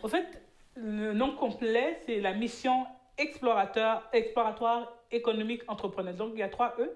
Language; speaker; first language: French; early bilingual, other home language; Haitian Creole